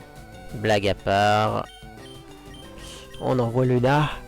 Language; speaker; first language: French; native; French